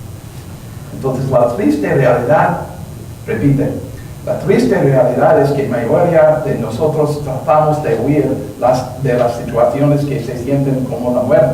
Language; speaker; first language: Spanish; non-native, learner; English